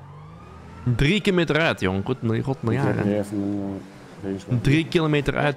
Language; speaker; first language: Dutch; native; Dutch